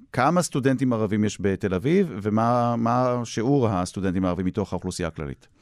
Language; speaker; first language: Hebrew; native; Hebrew